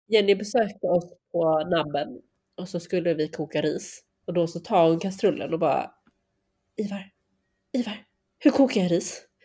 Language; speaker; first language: Swedish; early bilingual, other home language; Chinese